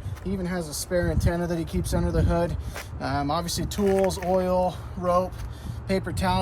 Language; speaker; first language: English; native; English